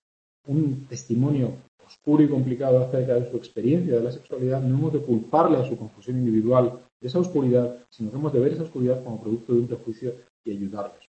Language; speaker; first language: Spanish; native; Spanish